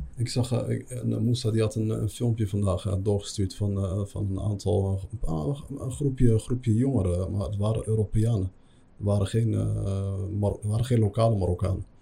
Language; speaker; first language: Dutch; early bilingual, other home language; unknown